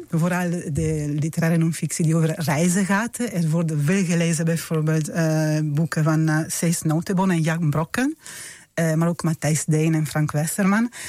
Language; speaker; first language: Dutch; non-native, fluent; Italian